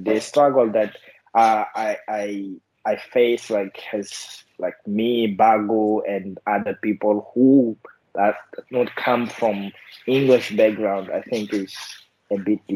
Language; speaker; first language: English; non-native, fluent; Portuguese